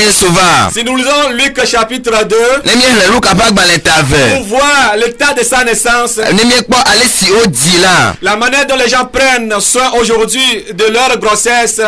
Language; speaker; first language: French; non-native, local second language; Ewe